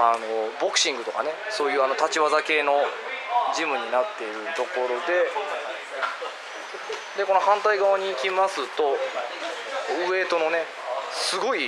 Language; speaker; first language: Japanese; native; Japanese